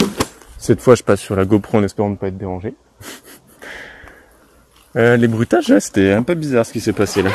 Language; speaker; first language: French; native; French